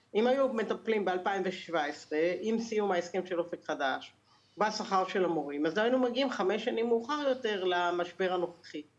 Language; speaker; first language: Hebrew; native; Hebrew